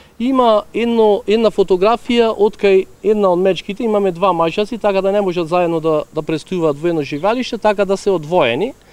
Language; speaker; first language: Macedonian; native; Macedonian